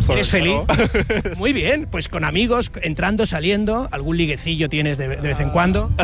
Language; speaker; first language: Spanish; native; Spanish